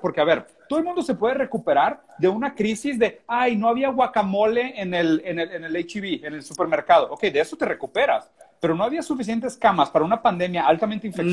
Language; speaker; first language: Spanish; native; Spanish